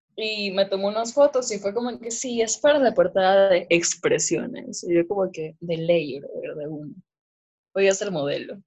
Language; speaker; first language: Spanish; native; Spanish